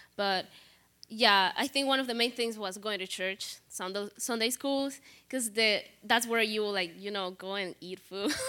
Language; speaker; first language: English; non-native, fluent; Spanish